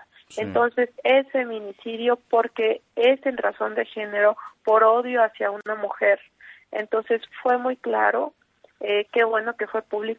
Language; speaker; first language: Spanish; native; Spanish